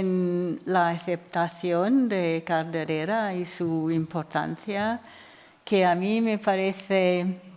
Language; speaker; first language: Spanish; non-native, fluent; English